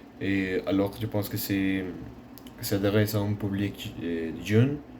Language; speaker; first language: French; non-native, learner; Spanish